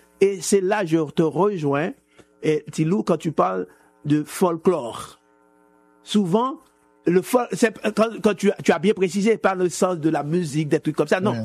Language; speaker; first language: French; non-native, local second language; Haitian Creole